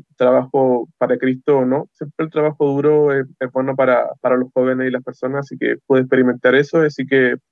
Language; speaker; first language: Spanish; native; Spanish